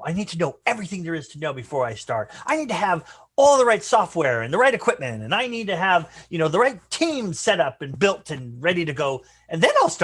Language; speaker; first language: English; native; English